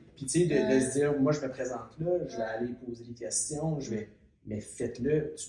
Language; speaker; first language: French; native; French